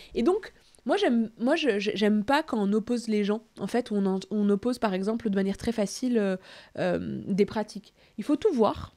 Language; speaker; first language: French; native; French